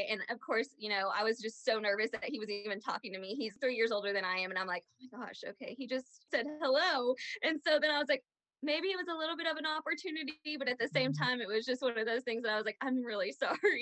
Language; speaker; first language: English; native; English